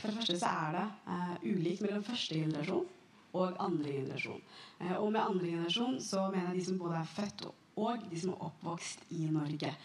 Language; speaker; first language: Norwegian; early bilingual, other home language; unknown